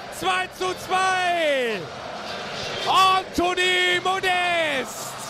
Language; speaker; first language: German; native; German